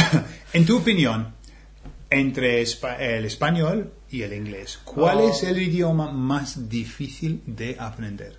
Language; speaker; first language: Spanish; non-native, fluent; English